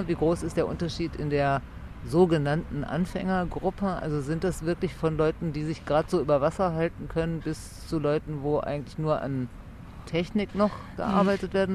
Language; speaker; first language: German; native; German